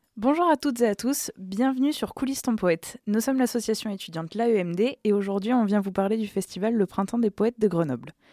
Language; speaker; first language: French; native; French